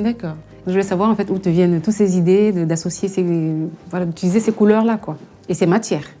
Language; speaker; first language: French; native; French